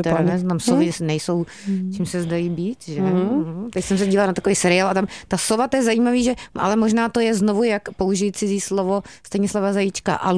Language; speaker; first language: Czech; native; Czech